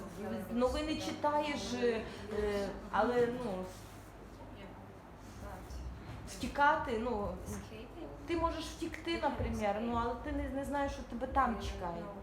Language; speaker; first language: Ukrainian; native; Ukrainian